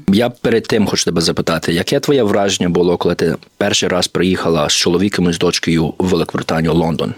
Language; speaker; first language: Ukrainian; early bilingual, heritage; Ukrainian